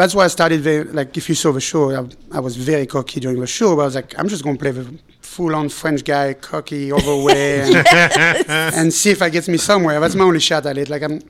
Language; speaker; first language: English; non-native, fluent; French